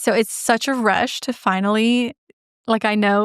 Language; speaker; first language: English; native; English